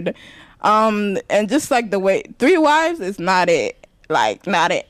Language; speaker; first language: English; non-native, local second language; Rundi